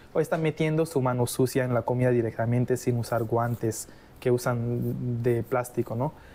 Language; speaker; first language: Spanish; non-native, fluent; Hindi